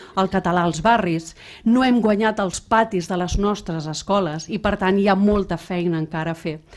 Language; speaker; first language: Catalan; non-native, local second language; Spanish